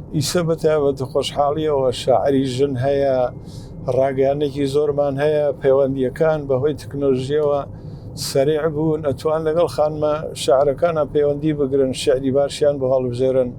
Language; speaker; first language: Central Kurdish; native; Central Kurdish